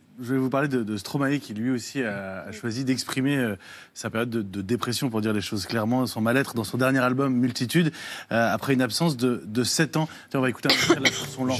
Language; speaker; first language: French; native; French